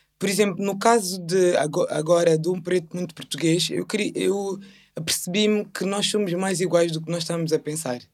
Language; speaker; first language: Portuguese; native; Portuguese